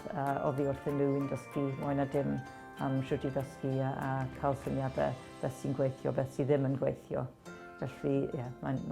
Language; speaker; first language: Welsh; non-native, fluent; English